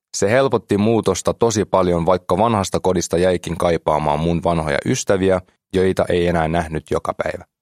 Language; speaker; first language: Finnish; early bilingual, other home language; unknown